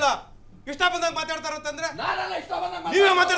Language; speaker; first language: Kannada; native; Kannada